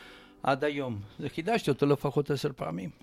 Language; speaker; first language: Hebrew; non-native, fluent; Romanian